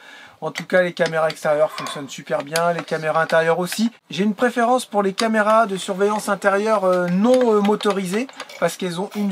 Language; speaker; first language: French; native; French